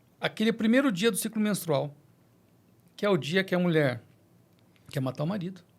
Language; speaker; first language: Portuguese; native; Portuguese